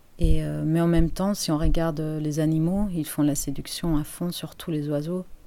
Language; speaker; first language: French; non-native, fluent; Spanish